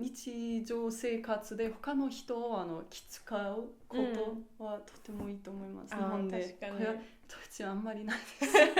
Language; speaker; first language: Japanese; non-native, learner; German